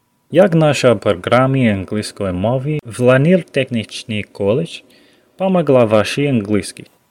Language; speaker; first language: Ukrainian; non-native, learner; English